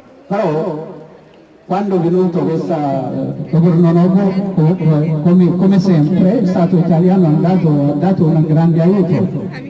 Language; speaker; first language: Italian; non-native, learner; Oromo